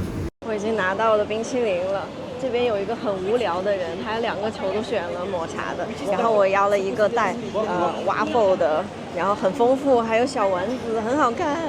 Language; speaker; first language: Chinese; native; Chinese